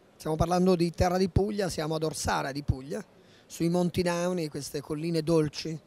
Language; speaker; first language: Italian; native; Italian